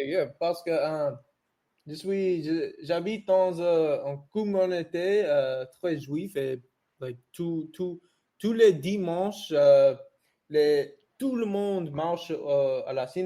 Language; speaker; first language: French; non-native, learner; English